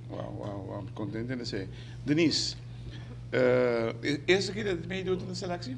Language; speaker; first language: Dutch; non-native, local second language; Papiamento